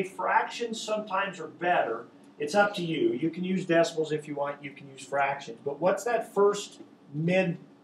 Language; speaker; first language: English; native; English